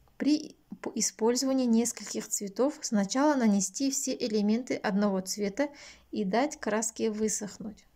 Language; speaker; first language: Russian; non-native, local second language; Kazakh